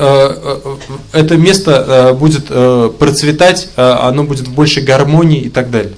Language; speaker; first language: Russian; native; Russian